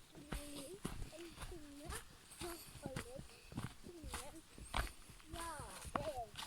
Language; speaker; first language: Norwegian; early bilingual, other home language; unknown